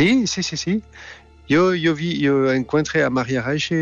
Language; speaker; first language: Spanish; non-native, learner; French